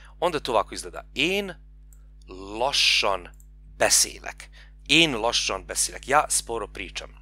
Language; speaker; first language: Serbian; non-native, local second language; Hungarian